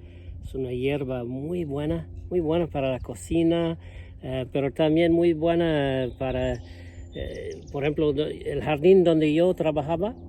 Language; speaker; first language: Spanish; non-native, fluent; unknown